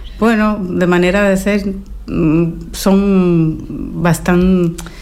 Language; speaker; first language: Catalan; non-native, fluent; Spanish